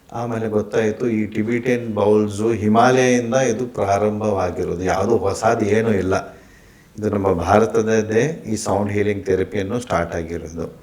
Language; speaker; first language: Kannada; non-native, local second language; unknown